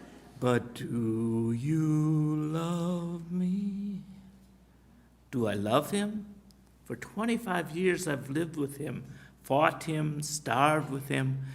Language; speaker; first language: English; native; English